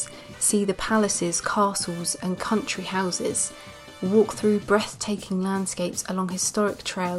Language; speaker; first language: English; native; English